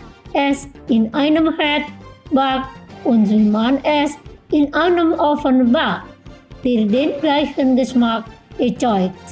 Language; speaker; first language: German; non-native, fluent; Indonesian